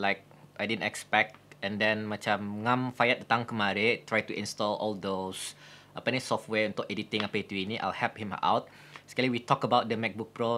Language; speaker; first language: English; non-native, local second language; Malay